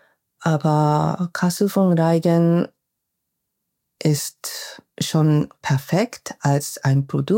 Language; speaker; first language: German; non-native, fluent; Japanese